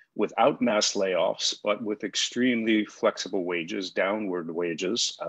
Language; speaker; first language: English; native; English